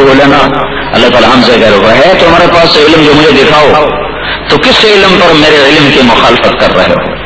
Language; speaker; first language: Urdu; non-native, local second language; Punjabi